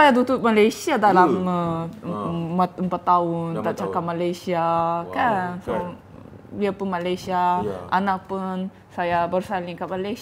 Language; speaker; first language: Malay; non-native, fluent; Korean